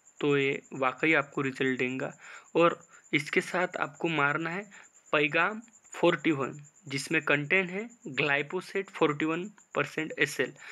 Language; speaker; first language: Hindi; non-native, local second language; Marathi